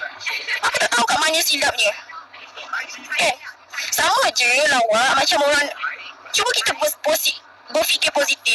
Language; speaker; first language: Malay; native; Malay